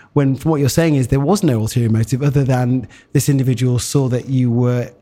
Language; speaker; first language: English; native; English